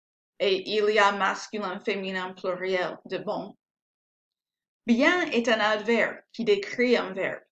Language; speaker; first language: French; non-native, fluent; English